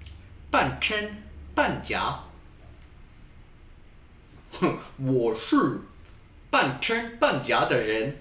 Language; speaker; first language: Chinese; non-native, learner; English